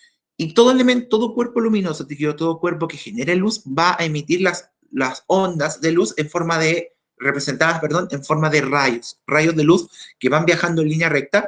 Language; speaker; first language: Spanish; native; Spanish